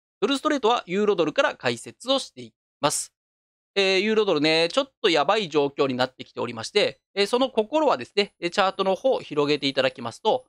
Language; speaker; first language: Japanese; native; Japanese